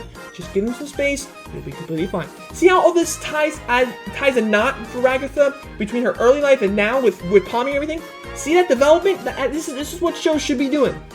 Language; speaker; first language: English; native; English